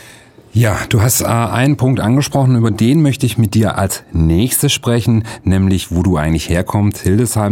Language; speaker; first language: German; native; German